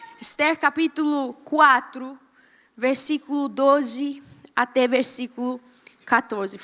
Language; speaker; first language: Portuguese; non-native, fluent; Spanish